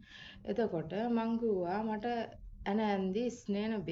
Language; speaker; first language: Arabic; non-native, learner; Sinhala